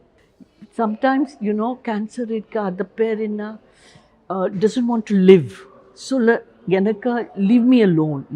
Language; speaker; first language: Tamil; non-native, learner; Hindi